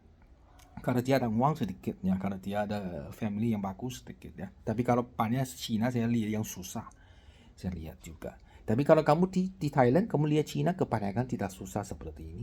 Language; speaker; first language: Indonesian; non-native, fluent; Chinese